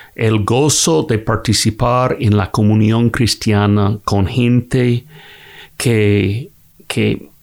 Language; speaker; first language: Spanish; non-native, fluent; English